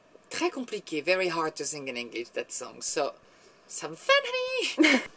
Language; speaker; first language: English; non-native, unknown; French